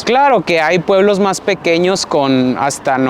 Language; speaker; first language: Spanish; native; Spanish